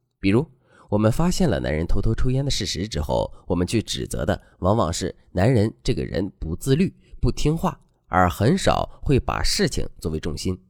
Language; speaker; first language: Chinese; native; Chinese